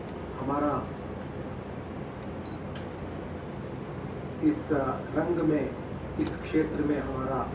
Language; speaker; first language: Hindi; non-native, local second language; Telugu